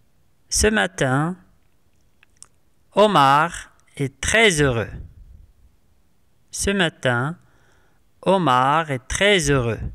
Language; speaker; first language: French; non-native, local second language; Arabic